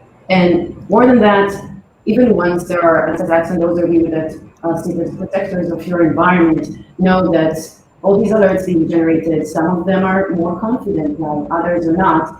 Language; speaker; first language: English; non-native, fluent; Hebrew